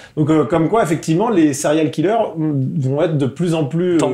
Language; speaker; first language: French; native; French